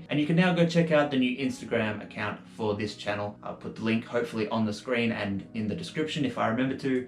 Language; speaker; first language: English; native; English